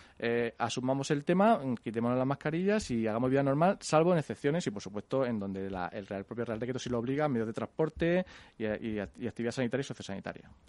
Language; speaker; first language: Spanish; native; Spanish